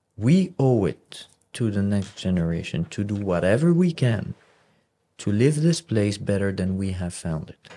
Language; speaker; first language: English; non-native, fluent; Arabic